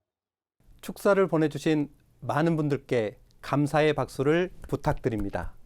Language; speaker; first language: Korean; native; Korean